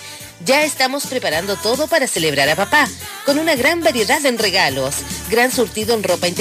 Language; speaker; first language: Spanish; native; Spanish